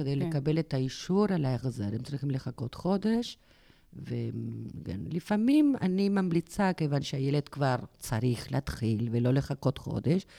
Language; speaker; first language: Hebrew; non-native, fluent; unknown